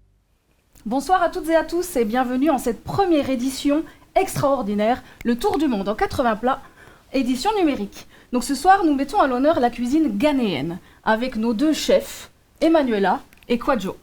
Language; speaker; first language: French; native; French